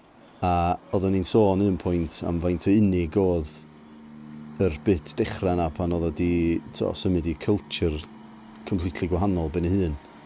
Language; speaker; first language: Welsh; native; Welsh